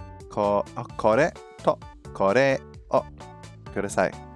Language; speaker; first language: Japanese; non-native, learner; English